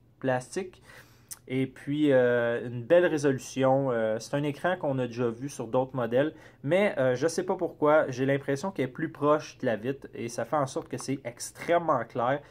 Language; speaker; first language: French; native; French